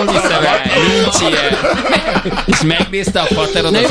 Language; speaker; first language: Hungarian; native; Hungarian